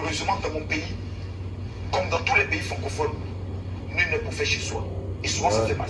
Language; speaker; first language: French; native; French